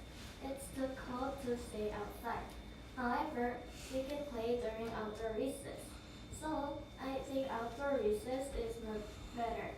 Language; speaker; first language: English; non-native, learner; Korean